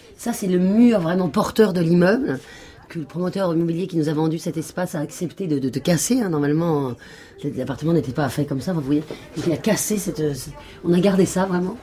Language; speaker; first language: French; native; French